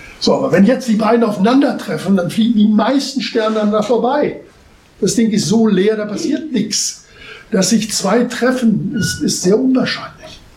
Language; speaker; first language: German; native; German